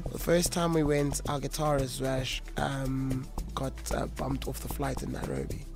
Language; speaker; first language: English; non-native, local second language; Zulu